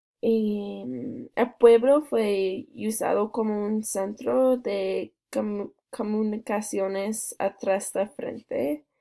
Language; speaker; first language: Spanish; non-native, learner; English